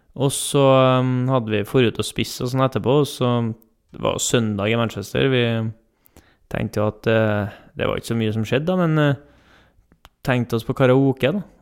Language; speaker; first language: Norwegian; native; Norwegian